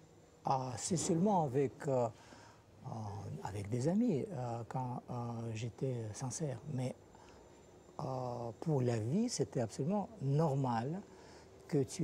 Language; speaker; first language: French; non-native, fluent; Russian